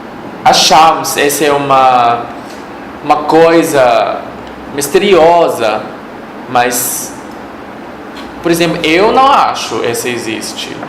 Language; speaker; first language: Portuguese; non-native, fluent; Chinese